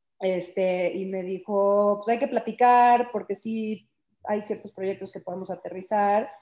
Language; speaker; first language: Spanish; early bilingual, heritage; Spanish